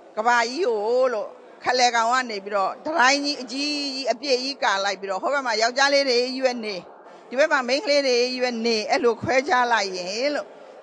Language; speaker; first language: Burmese; native; Burmese